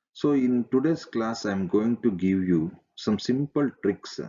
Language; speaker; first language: English; non-native, local second language; Kannada